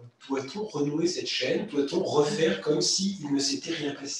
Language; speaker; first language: French; native; French